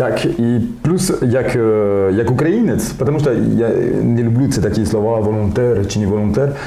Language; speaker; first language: Ukrainian; non-native, learner; French